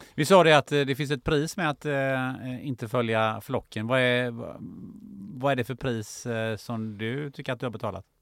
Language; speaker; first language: Swedish; early bilingual, other home language; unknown